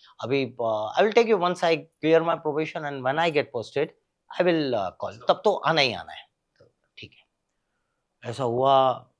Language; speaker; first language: Hindi; native; Hindi